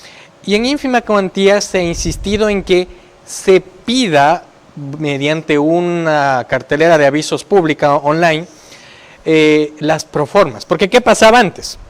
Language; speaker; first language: Spanish; native; Spanish